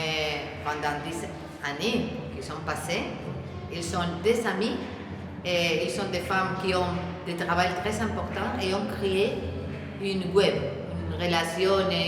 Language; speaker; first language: French; non-native, learner; Spanish